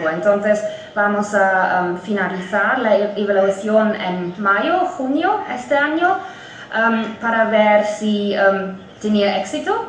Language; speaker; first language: Spanish; non-native, fluent; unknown